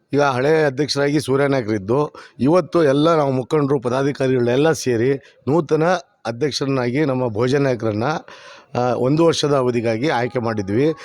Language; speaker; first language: Kannada; non-native, local second language; Lambadi